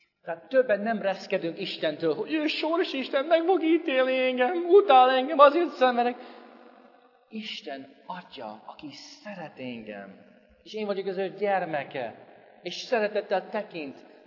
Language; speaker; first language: Hungarian; non-native, fluent; English